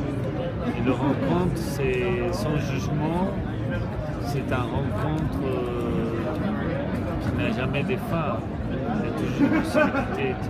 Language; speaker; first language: French; non-native, fluent; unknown